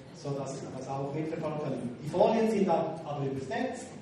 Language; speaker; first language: German; native; German